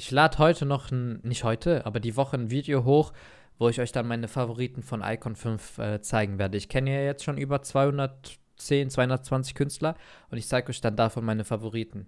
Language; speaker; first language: German; native; German